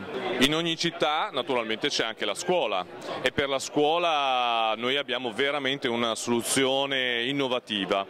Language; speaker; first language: Italian; native; Italian